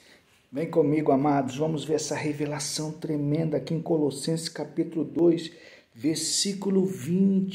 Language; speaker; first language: Portuguese; native; Portuguese